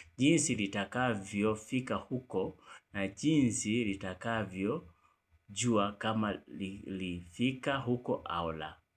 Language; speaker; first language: Swahili; non-native, local second language; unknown